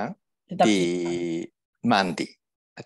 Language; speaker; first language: Indonesian; non-native, learner; Japanese